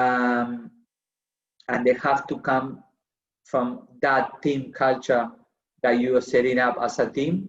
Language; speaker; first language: English; non-native, fluent; Spanish